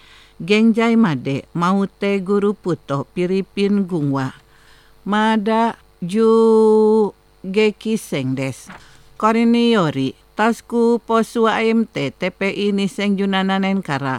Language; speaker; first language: Japanese; non-native, fluent; Indonesian